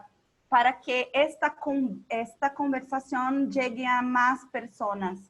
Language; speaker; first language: Spanish; non-native, local second language; Portuguese